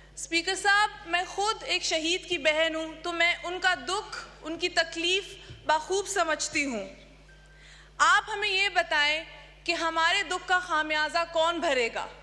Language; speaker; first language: Urdu; non-native, local second language; Brahui